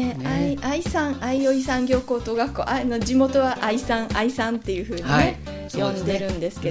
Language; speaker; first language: Japanese; native; Japanese